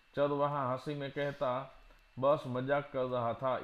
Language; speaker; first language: Hindi; non-native, local second language; Gujarati